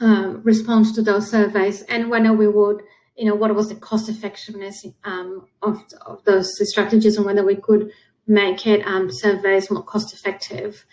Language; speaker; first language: English; non-native, fluent; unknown